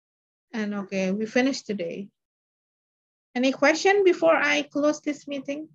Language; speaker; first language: English; non-native, learner; Indonesian